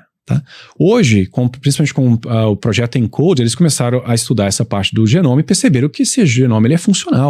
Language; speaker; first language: Portuguese; native; Portuguese